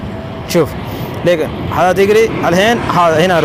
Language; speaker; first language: Arabic; non-native, learner; Punjabi